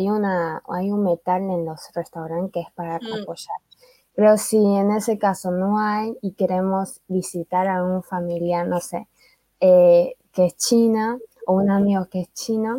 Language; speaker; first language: Spanish; early bilingual, other home language; Chinese